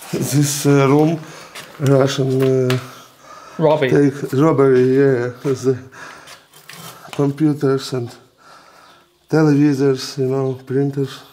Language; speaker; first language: English; non-native, learner; Ukrainian